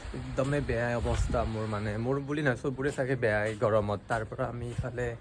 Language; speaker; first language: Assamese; native; Assamese